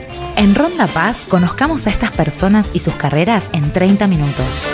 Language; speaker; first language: Spanish; native; Spanish